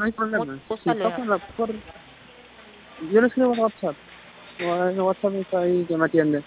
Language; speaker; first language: Spanish; native; Spanish